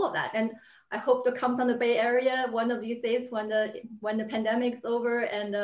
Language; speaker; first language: English; non-native, fluent; Chinese